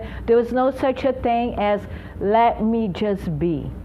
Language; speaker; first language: English; non-native, fluent; Portuguese